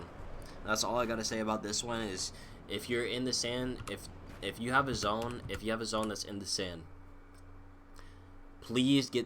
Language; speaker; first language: English; native; English